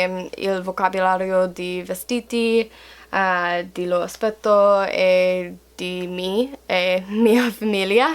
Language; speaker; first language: Italian; non-native, learner; English